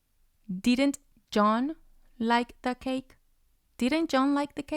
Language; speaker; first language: English; non-native, fluent; Spanish